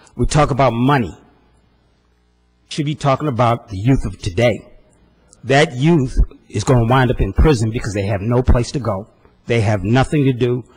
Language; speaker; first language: English; native; English